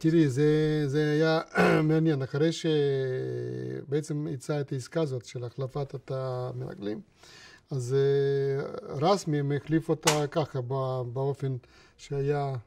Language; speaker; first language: Hebrew; non-native, fluent; Russian